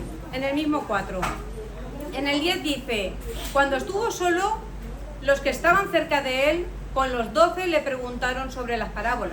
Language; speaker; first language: Spanish; native; Spanish